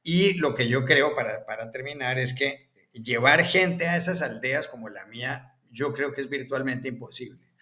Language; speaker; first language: Spanish; native; Spanish